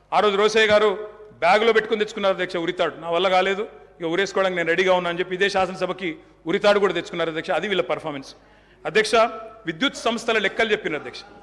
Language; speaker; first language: Telugu; native; Telugu